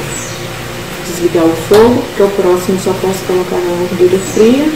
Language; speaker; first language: Portuguese; native; Portuguese